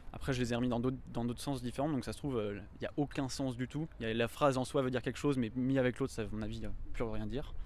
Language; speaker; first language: French; native; French